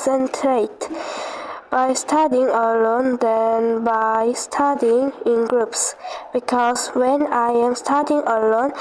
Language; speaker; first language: English; non-native, learner; Korean